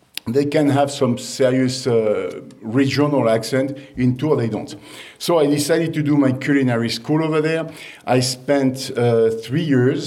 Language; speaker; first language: English; non-native, fluent; French